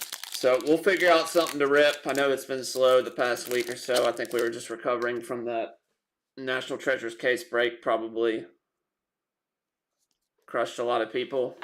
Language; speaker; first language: English; native; English